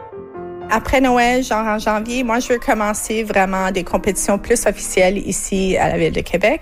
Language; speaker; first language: French; native; French